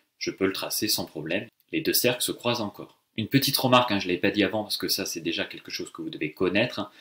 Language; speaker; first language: French; native; French